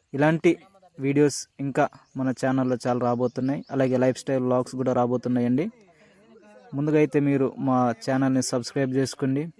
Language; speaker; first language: Telugu; non-native, local second language; Koya